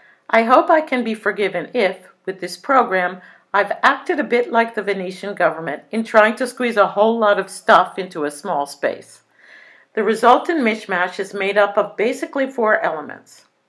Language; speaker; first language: English; native; English